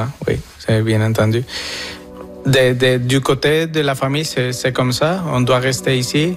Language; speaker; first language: French; non-native, fluent; Spanish